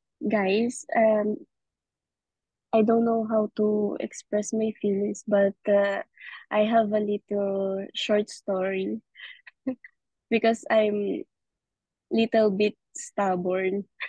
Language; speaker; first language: English; non-native, local second language; Filipino